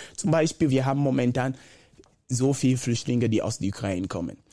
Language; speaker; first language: German; non-native, fluent; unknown